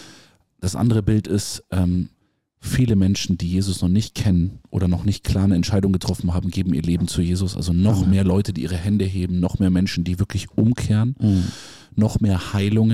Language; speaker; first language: German; native; German